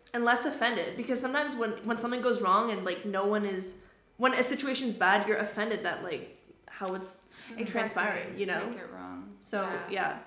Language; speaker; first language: English; native; English